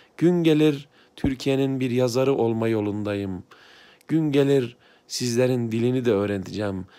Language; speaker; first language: Turkish; native; Turkish